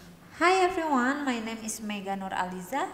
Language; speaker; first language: English; non-native, learner; Indonesian